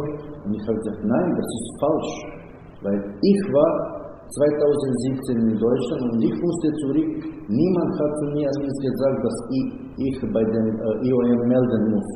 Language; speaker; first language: German; non-native, learner; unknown